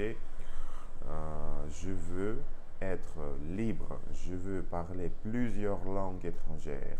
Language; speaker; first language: French; non-native, learner; Russian